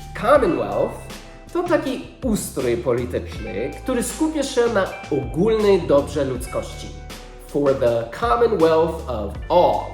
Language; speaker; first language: Polish; non-native, fluent; English